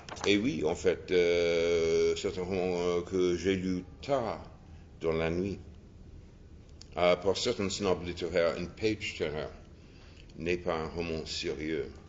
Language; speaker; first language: French; non-native, fluent; English